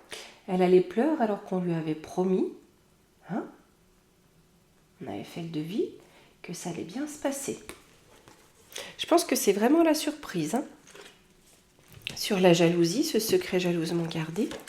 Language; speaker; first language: French; native; French